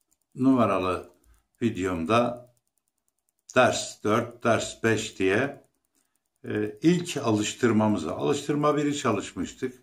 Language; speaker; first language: Turkish; native; Turkish